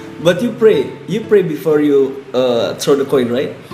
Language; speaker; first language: English; non-native, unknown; Indonesian